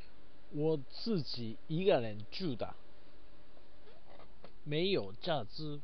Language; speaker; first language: Chinese; non-native, learner; Japanese